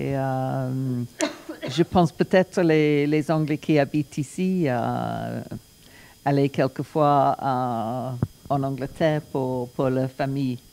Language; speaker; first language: French; non-native, learner; English